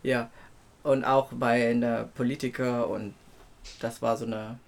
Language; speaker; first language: German; non-native, fluent; Filipino